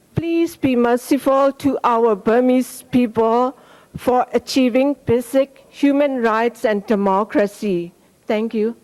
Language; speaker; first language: English; non-native, fluent; Burmese